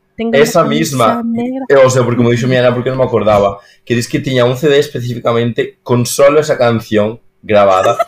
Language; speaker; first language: Galician; non-native, local second language; Spanish